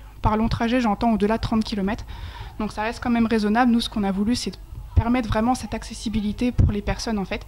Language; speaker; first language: French; native; French